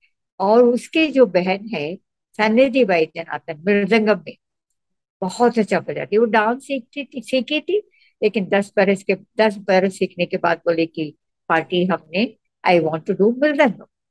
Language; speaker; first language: Hindi; non-native, local second language; Tamil